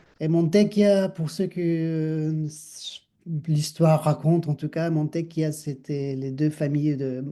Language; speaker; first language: French; non-native, fluent; Spanish